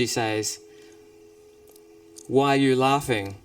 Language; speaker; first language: English; native; English